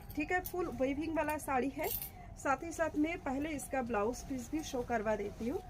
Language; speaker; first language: Hindi; non-native, local second language; Bangla